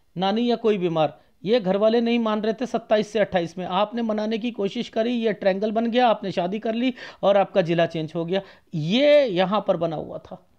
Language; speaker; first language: Hindi; native; Hindi